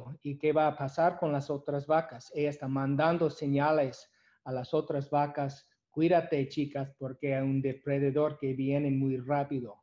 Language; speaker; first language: Spanish; non-native, learner; English